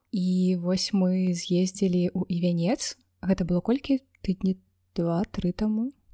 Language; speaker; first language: Belarusian; non-native, local second language; Russian